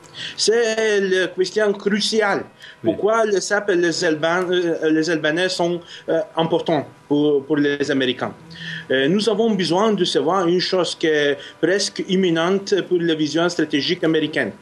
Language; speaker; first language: French; non-native, fluent; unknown